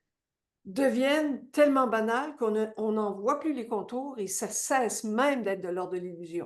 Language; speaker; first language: French; native; French